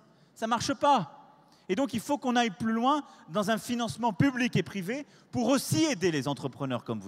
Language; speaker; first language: French; native; French